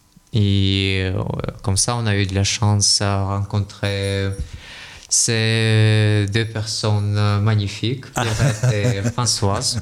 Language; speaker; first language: French; non-native, learner; Russian